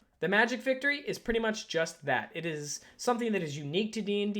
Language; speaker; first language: English; native; English